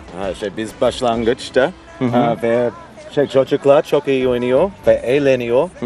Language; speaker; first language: Turkish; non-native, learner; English